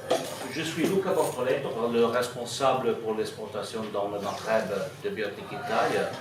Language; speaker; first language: French; non-native, fluent; Italian